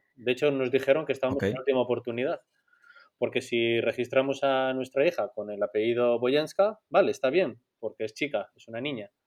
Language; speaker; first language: Spanish; native; Spanish